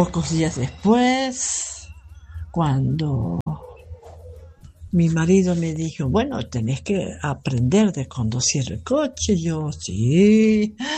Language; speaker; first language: Spanish; non-native, fluent; German